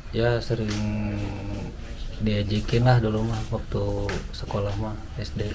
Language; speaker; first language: Indonesian; early bilingual, other home language; Sundanese